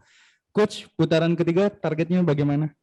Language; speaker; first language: Indonesian; native; Indonesian